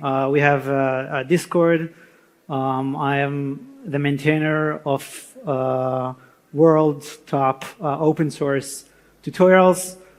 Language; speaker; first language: English; non-native, fluent; Hebrew